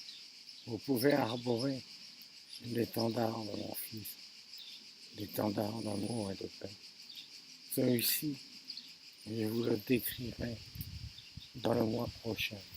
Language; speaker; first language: French; native; French